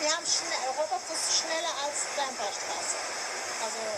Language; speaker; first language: German; non-native, fluent; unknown